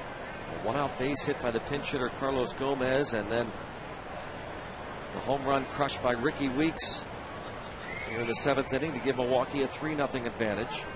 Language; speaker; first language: English; native; English